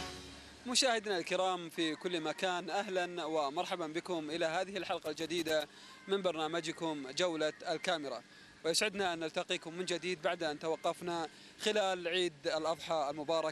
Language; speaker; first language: Arabic; native; Arabic